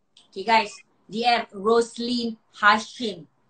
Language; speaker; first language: English; non-native, local second language; Malay